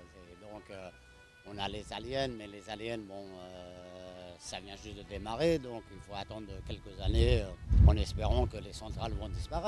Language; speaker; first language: French; native; French